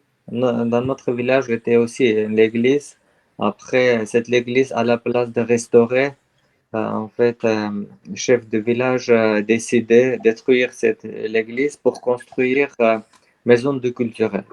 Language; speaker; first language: French; non-native, learner; Armenian